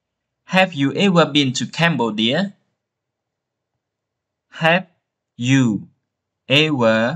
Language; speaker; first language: English; non-native, learner; Khmer